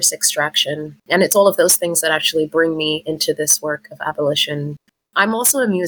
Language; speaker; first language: English; native; English